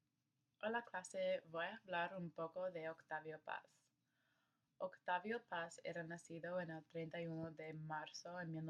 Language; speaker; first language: Spanish; non-native, learner; English